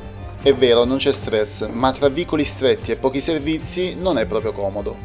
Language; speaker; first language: Italian; native; Italian